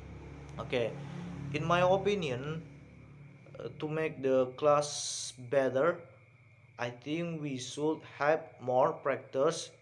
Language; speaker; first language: English; non-native, learner; Indonesian